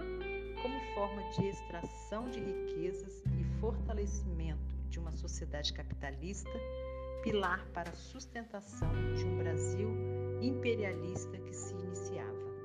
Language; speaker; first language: Portuguese; native; Portuguese